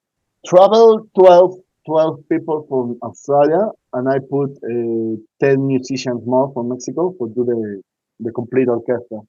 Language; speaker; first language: English; non-native, learner; Spanish